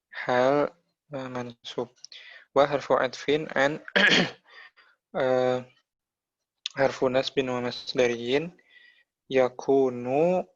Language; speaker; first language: Arabic; non-native, learner; Indonesian